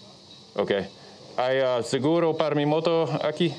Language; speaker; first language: Spanish; non-native, learner; English